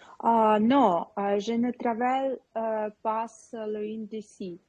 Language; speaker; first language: French; non-native, learner; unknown